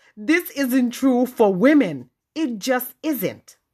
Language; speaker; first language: English; non-native, local second language; Wolof